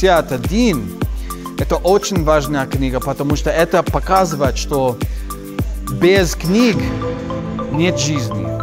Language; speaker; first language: Russian; non-native, learner; English